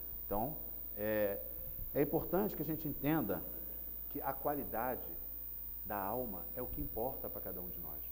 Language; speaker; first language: Portuguese; native; Portuguese